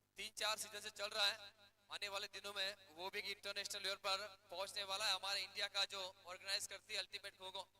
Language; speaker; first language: Hindi; non-native, local second language; Gujarati